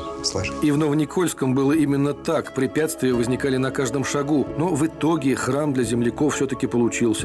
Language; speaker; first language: Russian; native; Russian